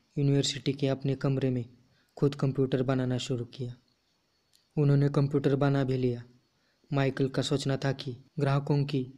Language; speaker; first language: Hindi; non-native, local second language; Marathi